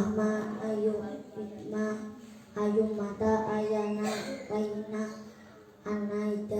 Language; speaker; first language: Arabic; non-native, learner; Indonesian